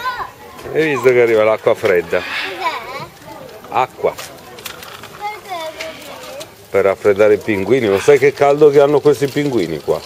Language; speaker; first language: Italian; native; Italian